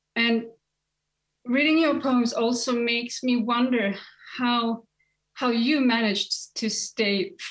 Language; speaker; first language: English; non-native, fluent; Swedish